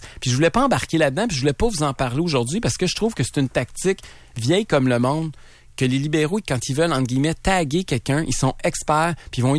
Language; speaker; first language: French; native; French